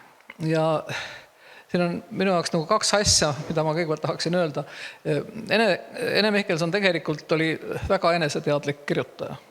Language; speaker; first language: Estonian; native; Estonian